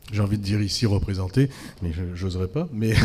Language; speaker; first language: French; native; French